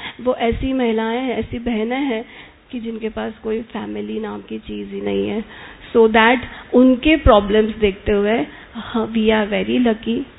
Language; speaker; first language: Hindi; native; Hindi